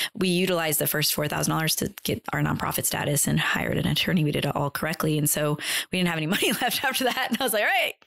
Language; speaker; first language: English; native; English